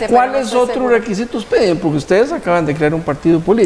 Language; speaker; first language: Spanish; native; Spanish